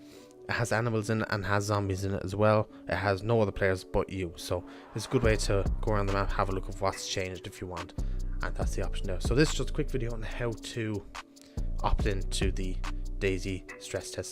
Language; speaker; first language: English; native; English